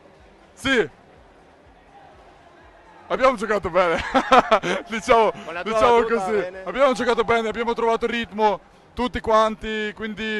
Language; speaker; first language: Italian; non-native, learner; Ukrainian